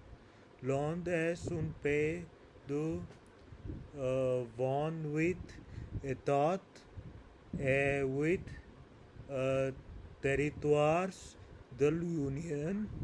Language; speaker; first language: French; non-native, learner; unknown